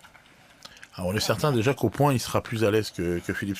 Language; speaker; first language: French; native; French